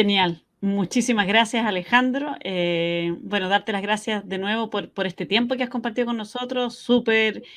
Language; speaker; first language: Spanish; native; Spanish